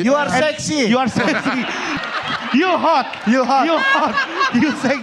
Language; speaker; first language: English; non-native, learner; Indonesian